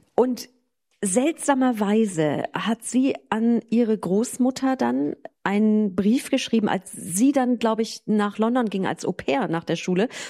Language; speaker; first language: German; native; German